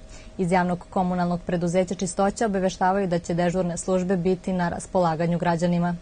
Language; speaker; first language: Serbian; native; Serbian